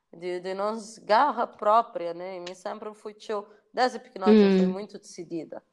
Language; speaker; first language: Portuguese; non-native, local second language; Kabuverdianu